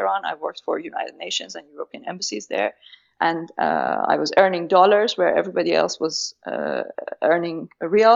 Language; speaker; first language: English; non-native, fluent; Persian